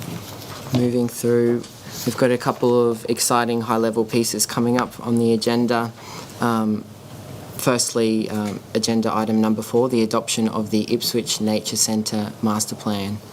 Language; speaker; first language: English; native; English